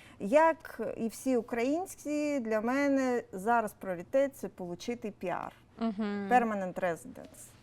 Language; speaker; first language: Ukrainian; non-native, local second language; Russian